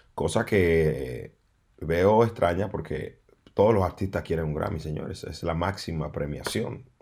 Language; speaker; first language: Spanish; native; Spanish